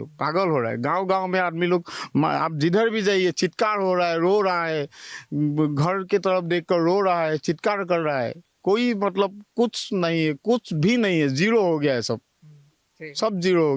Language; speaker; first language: Hindi; non-native, local second language; Assamese